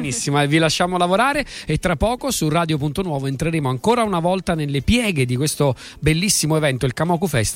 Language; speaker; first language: Italian; native; Italian